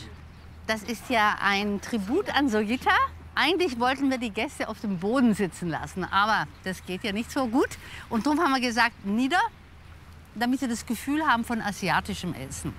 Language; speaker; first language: German; native; German